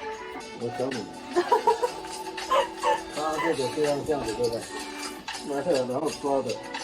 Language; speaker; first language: Chinese; native; Chinese